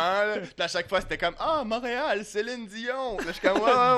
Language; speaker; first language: French; native; French